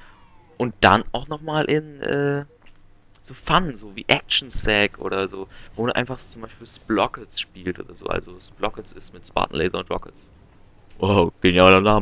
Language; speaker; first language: German; native; German